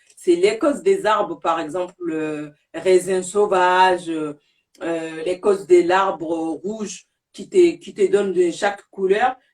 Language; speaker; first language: French; non-native, local second language; Bambara